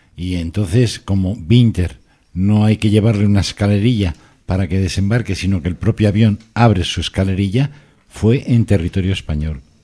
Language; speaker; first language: Spanish; native; Spanish